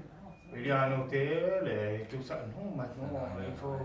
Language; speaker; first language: French; non-native, fluent; Arabic